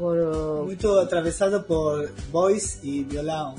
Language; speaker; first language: Portuguese; non-native, fluent; Spanish